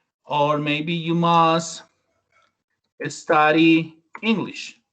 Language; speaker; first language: English; non-native, learner; Spanish